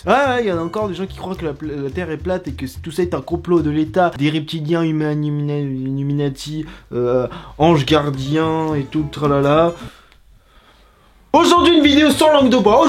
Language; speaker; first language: French; native; French